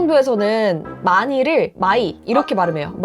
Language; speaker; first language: Korean; native; Korean